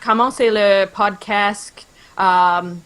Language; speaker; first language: French; non-native, local second language; English